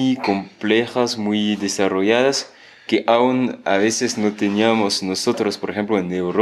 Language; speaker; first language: Spanish; non-native, fluent; French